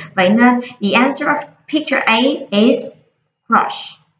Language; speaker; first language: English; non-native, fluent; Vietnamese